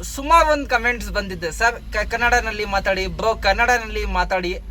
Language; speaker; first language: Kannada; non-native, local second language; Urdu